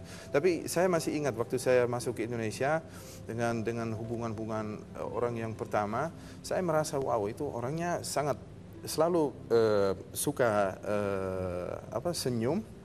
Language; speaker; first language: Indonesian; non-native, fluent; Dutch